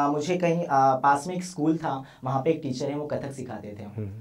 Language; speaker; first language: Hindi; native; Hindi